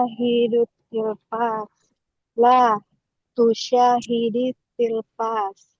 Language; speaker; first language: Arabic; non-native, learner; Indonesian